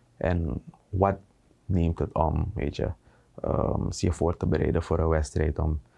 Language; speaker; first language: Dutch; native; Dutch